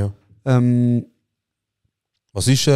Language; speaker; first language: German; native; German